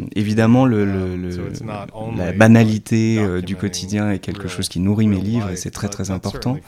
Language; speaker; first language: French; non-native, fluent; English